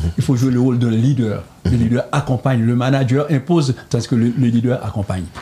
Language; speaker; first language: French; non-native, local second language; Haitian Creole